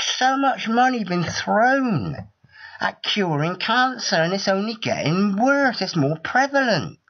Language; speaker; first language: English; native; English